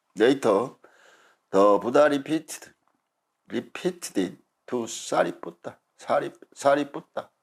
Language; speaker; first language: English; non-native, fluent; Korean